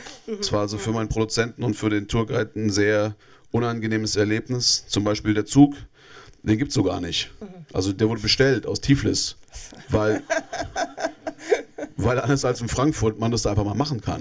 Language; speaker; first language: German; native; German